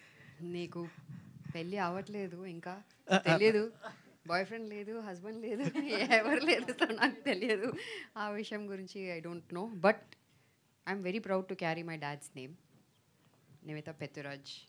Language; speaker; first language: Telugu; non-native, learner; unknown